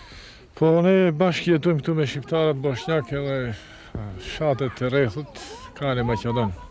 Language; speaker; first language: Albanian; non-native, local second language; Bosnian